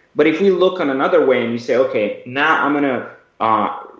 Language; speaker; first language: English; early bilingual, other home language; Persian